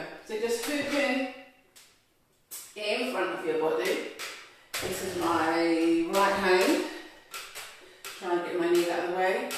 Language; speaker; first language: English; native; English